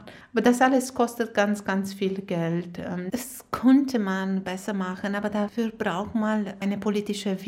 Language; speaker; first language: German; non-native, fluent; Romanian